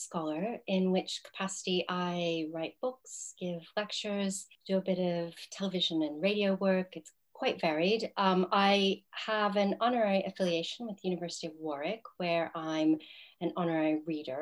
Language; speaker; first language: English; native; English